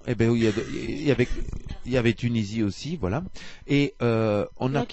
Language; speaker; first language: French; native; French